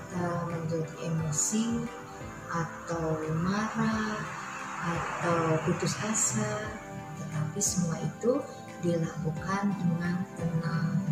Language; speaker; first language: Indonesian; native; Indonesian